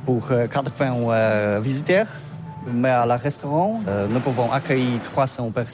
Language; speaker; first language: French; non-native, learner; Polish